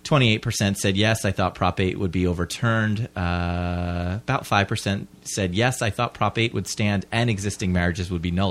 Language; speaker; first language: English; native; English